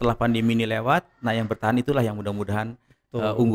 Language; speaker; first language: Indonesian; native; Indonesian